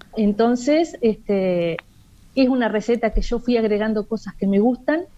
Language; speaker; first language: Spanish; native; Spanish